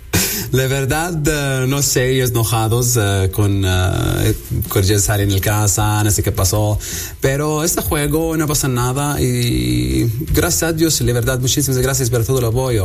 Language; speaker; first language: Spanish; non-native, learner; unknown